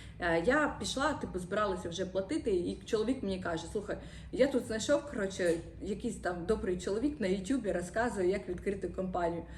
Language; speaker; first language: Ukrainian; native; Ukrainian